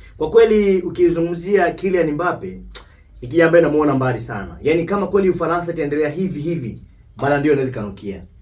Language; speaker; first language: Swahili; native; Swahili